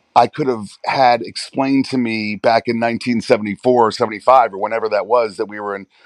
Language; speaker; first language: English; native; English